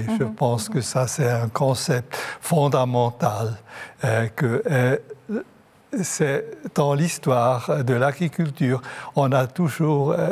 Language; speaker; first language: French; non-native, local second language; German